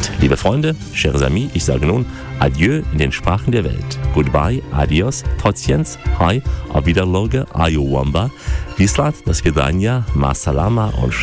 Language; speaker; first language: German; native; German